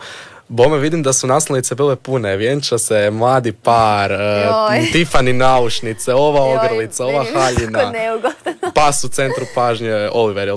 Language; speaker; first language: Serbian; native; Serbian